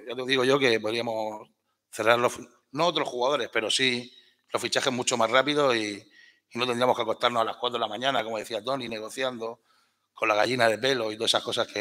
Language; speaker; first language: Spanish; native; Spanish